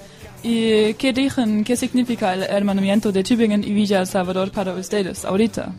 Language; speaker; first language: Spanish; non-native, learner; German